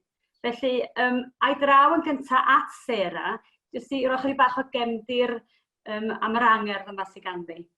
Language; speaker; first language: Welsh; native; Welsh